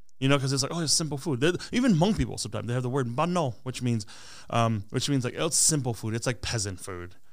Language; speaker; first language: English; early bilingual, other home language; Hmong